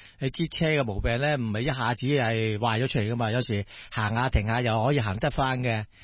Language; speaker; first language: Cantonese; native; Cantonese